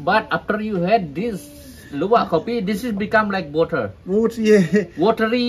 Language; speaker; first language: English; non-native, learner; Indonesian